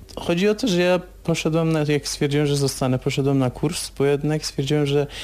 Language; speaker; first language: Polish; non-native, fluent; Persian